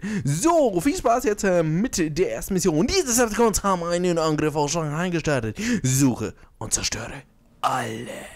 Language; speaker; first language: German; native; German